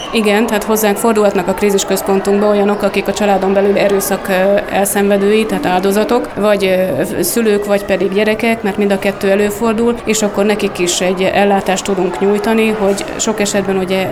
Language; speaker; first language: Hungarian; native; Hungarian